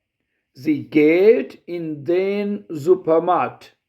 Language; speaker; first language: German; non-native, fluent; Urdu